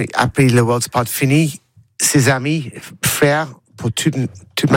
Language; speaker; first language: French; non-native, learner; English